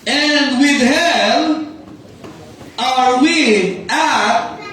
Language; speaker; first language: English; non-native, local second language; Filipino